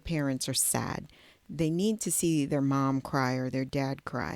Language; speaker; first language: English; native; English